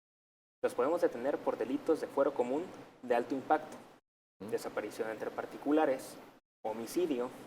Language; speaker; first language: Spanish; native; Spanish